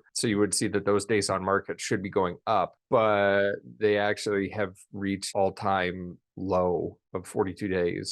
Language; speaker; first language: English; native; English